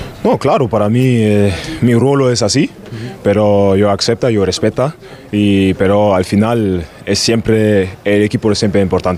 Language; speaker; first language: Spanish; non-native, learner; German